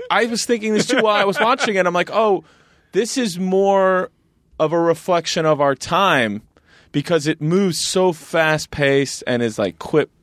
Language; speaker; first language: English; native; English